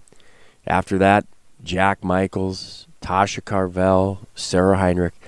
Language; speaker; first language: English; native; English